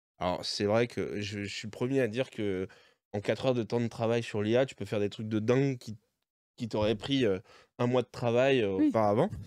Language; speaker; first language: French; native; French